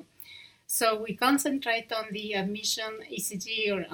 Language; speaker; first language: English; non-native, fluent; Spanish